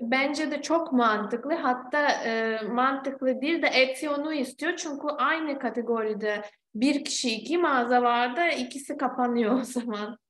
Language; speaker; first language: Turkish; non-native, fluent; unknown